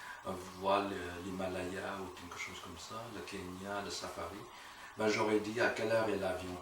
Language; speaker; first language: French; non-native, fluent; Vietnamese